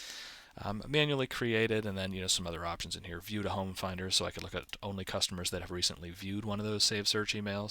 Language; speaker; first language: English; native; English